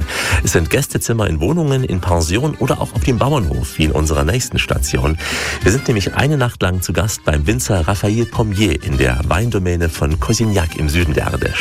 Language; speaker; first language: German; native; German